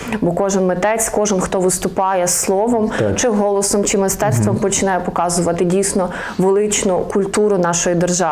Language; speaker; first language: Ukrainian; native; Ukrainian